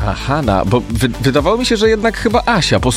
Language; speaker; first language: Polish; native; Polish